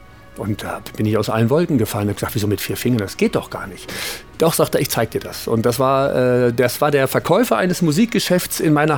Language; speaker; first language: German; native; German